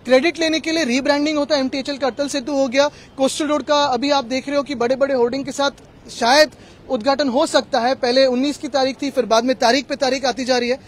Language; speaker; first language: Hindi; non-native, local second language; Marathi